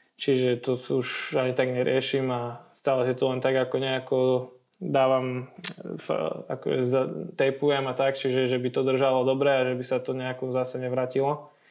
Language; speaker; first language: Slovak; native; Slovak